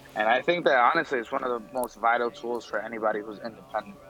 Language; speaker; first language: English; non-native, fluent; Spanish